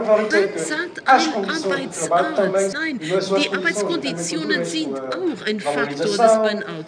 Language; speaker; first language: German; non-native, fluent; Portuguese